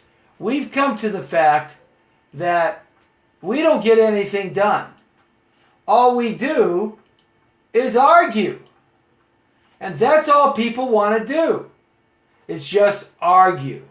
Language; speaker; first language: English; native; English